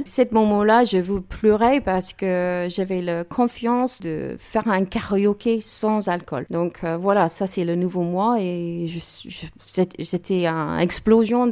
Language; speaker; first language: French; non-native, learner; English